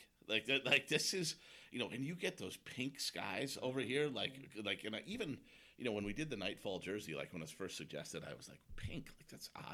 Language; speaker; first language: English; native; English